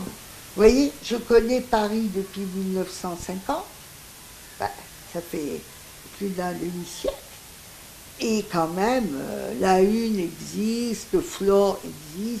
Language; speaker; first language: French; non-native, local second language; Greek